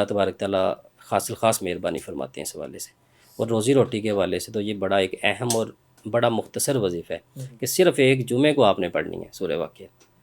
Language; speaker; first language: Urdu; native; Urdu